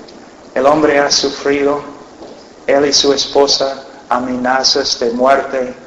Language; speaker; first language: Spanish; non-native, fluent; English